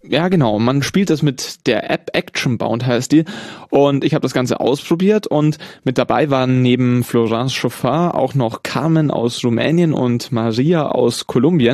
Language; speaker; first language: German; native; German